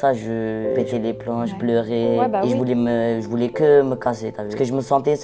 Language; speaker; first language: French; non-native, local second language; Arabic